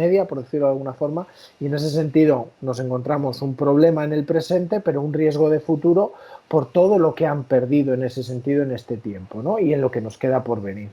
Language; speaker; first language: Spanish; native; Spanish